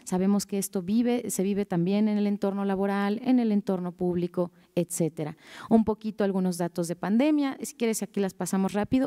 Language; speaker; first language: Spanish; native; Spanish